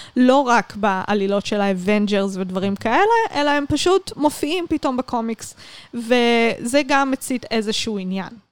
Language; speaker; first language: Hebrew; native; Hebrew